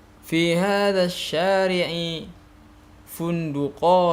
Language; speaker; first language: Arabic; non-native, learner; Indonesian